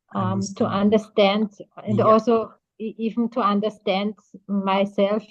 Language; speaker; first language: English; non-native, fluent; German